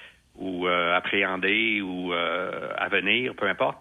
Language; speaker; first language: French; native; French